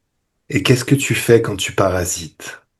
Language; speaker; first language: French; native; French